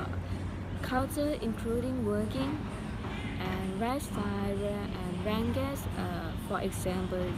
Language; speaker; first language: English; non-native, learner; Thai